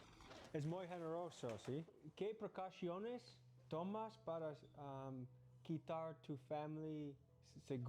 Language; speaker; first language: Spanish; non-native, learner; English